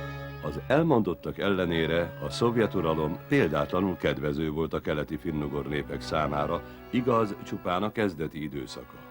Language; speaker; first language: Hungarian; native; Hungarian